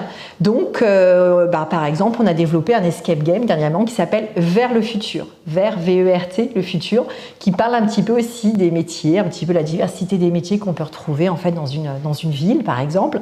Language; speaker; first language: French; native; French